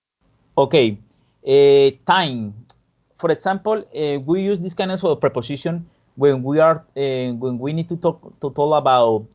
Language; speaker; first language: English; non-native, fluent; Spanish